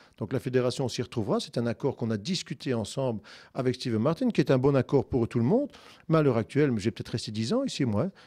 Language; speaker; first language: French; native; French